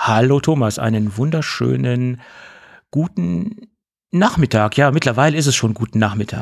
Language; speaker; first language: German; native; German